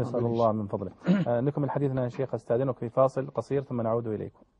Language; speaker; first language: Arabic; native; Arabic